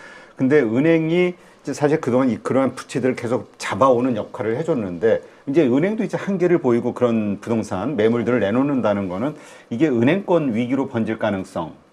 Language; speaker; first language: Korean; native; Korean